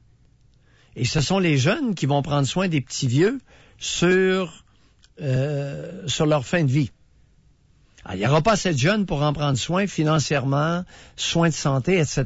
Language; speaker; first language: French; native; French